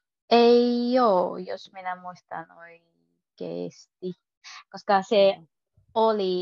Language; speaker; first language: Finnish; non-native, learner; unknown